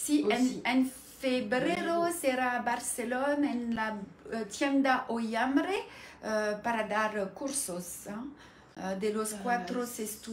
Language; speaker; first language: Spanish; non-native, learner; French